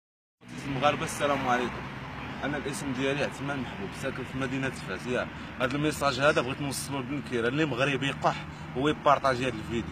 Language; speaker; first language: Arabic; native; Arabic